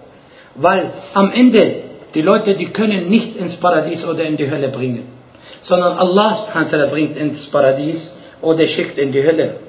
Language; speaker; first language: German; non-native, fluent; Arabic